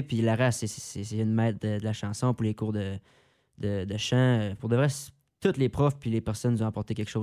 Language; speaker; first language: French; native; French